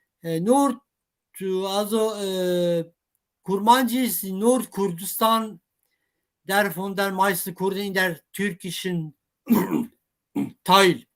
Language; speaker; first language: German; non-native, fluent; Kurdish